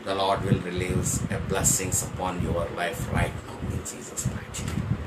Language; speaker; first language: English; non-native, local second language; Telugu